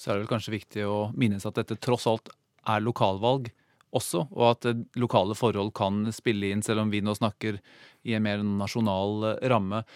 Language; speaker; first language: Norwegian; native; Norwegian